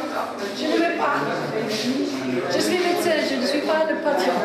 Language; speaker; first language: French; non-native, learner; German